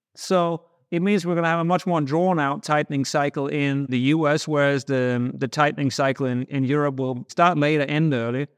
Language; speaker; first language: English; non-native, fluent; Danish